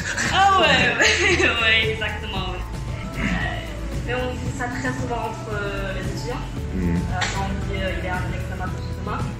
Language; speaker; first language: French; non-native, fluent; Chinese